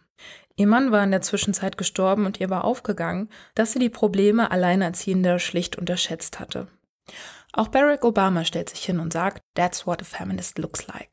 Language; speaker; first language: German; native; German